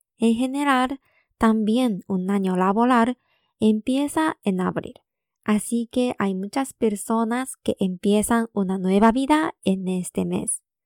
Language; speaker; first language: Spanish; non-native, fluent; Japanese